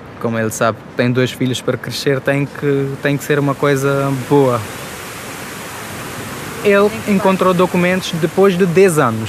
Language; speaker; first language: Portuguese; non-native, fluent; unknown